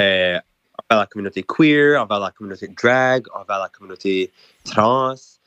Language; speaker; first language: English; non-native, local second language; French